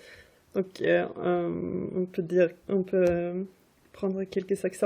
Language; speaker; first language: French; non-native, fluent; Swedish